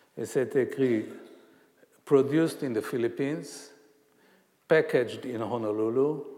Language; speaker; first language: French; non-native, fluent; Hebrew